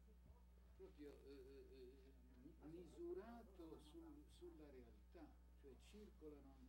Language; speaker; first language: Italian; native; Italian